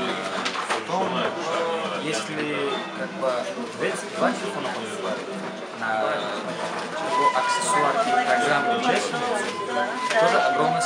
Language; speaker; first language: Russian; non-native, local second language; Tajik